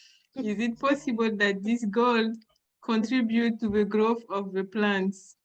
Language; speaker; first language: English; non-native, fluent; French